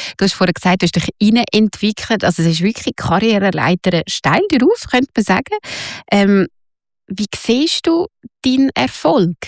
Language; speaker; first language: German; native; German